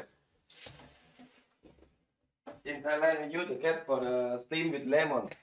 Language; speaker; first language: English; non-native, learner; Thai